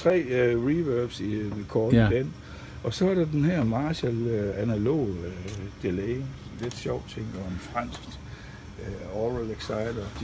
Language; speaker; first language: Danish; native; Danish